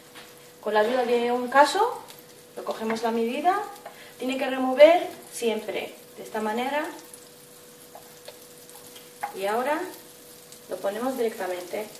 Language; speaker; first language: Spanish; non-native, fluent; Arabic